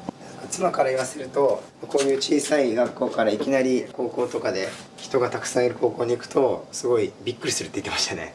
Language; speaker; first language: Japanese; native; Japanese